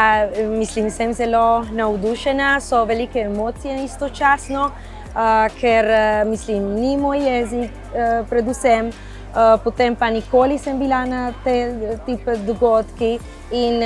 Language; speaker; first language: Slovenian; non-native, fluent; Spanish